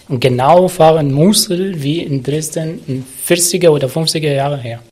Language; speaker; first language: German; non-native, learner; Arabic